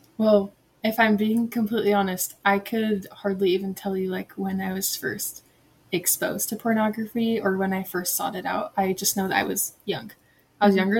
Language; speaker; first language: English; native; English